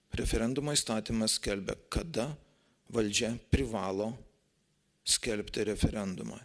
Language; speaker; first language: Lithuanian; native; Lithuanian